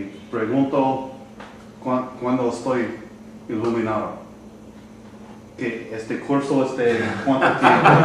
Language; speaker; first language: Spanish; non-native, learner; English